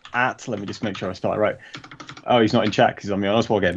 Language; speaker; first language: English; native; English